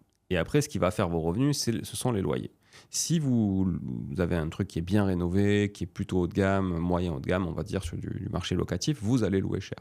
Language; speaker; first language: French; native; French